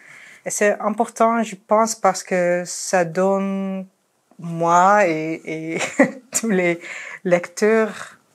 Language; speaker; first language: French; non-native, fluent; Dutch